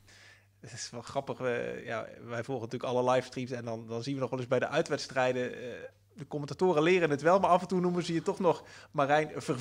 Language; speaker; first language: Dutch; native; Dutch